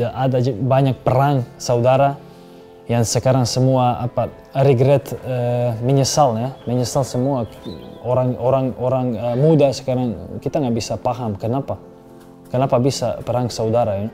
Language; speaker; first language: Indonesian; non-native, fluent; Serbian